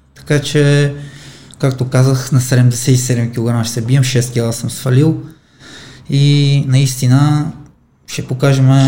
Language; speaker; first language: Bulgarian; non-native, fluent; Armenian